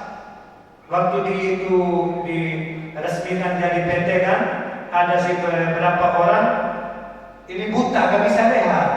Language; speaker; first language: Indonesian; non-native, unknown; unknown